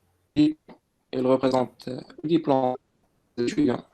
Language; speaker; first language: French; non-native, local second language; Arabic